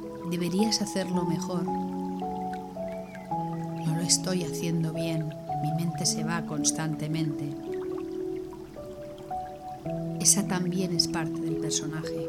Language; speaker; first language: Spanish; native; Spanish